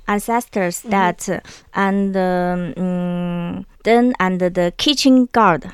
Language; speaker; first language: English; non-native, learner; Chinese